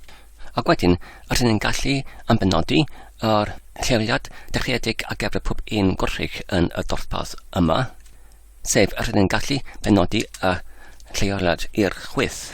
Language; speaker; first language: Welsh; non-native, fluent; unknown